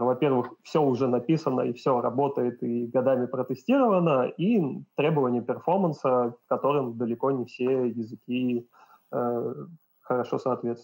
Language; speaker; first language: Russian; native; Russian